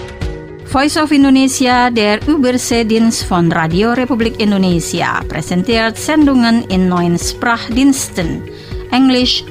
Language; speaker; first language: German; non-native, fluent; Indonesian